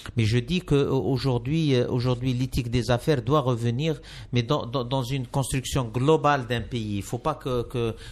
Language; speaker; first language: French; non-native, local second language; Arabic